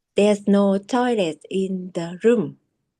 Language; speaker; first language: English; non-native, learner; Japanese